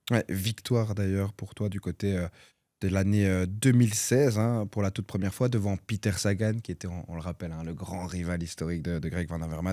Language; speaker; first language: French; native; French